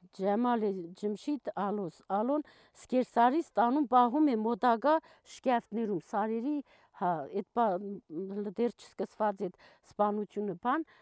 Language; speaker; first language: Armenian; non-native, local second language; Kurdish